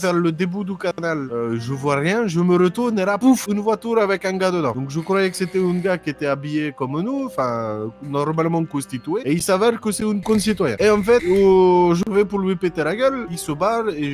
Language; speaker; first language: French; native; French